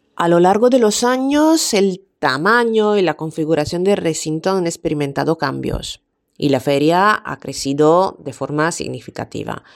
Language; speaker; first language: Spanish; non-native, fluent; Italian